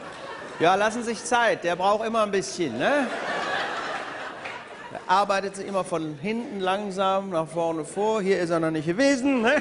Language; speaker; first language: German; native; German